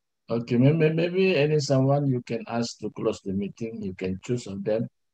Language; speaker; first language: English; non-native, fluent; Indonesian